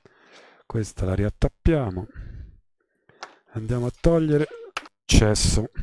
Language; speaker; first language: Italian; native; Italian